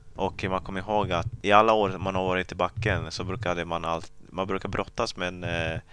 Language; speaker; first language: Swedish; early bilingual, other home language; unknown